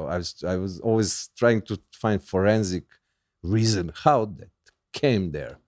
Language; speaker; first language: English; non-native, learner; Serbian